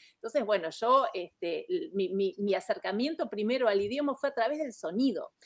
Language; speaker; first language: Spanish; native; Spanish